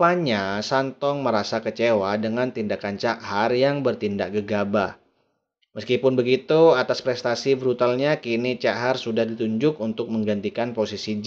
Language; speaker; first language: Indonesian; native; Indonesian